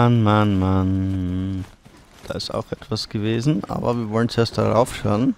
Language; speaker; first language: German; native; German